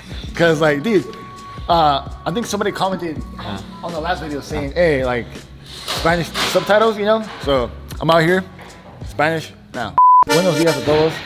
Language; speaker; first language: English; early bilingual, other home language; Spanish